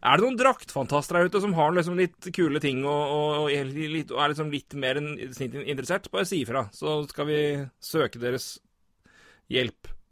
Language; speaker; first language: Norwegian; native; Norwegian